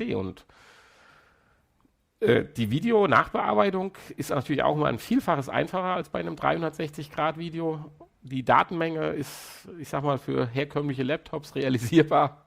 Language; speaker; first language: German; native; German